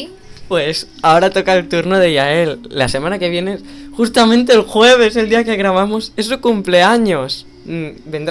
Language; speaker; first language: Spanish; native; Spanish